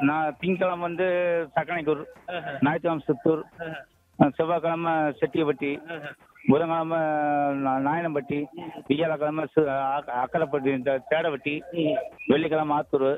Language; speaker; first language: Tamil; native; Tamil